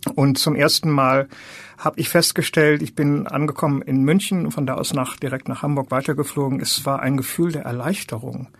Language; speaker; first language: German; native; German